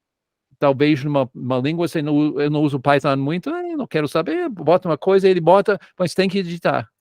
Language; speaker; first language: Portuguese; non-native, fluent; English